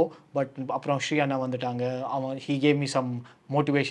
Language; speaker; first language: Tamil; non-native, learner; Kashmiri